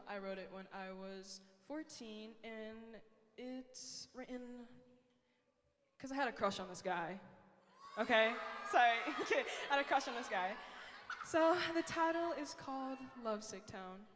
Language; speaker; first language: English; native; English